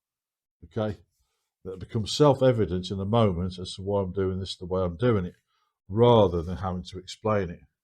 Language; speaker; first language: English; native; English